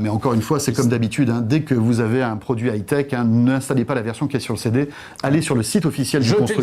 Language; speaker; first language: French; native; French